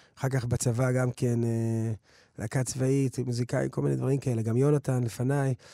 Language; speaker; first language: Hebrew; early bilingual, other home language; English